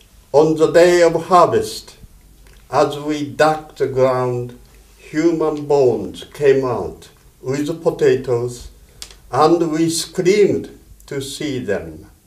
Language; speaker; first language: English; non-native, fluent; Japanese